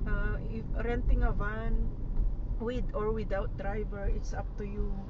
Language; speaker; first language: English; non-native, local second language; Iloko